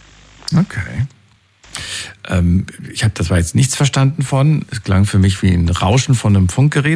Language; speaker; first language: German; native; German